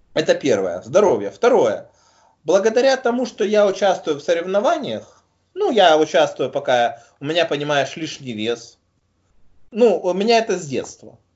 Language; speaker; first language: Russian; native; Russian